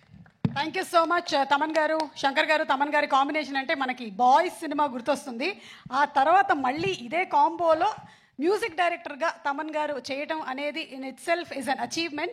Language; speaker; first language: Telugu; native; Telugu